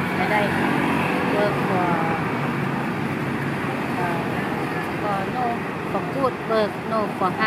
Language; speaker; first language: English; non-native, learner; Thai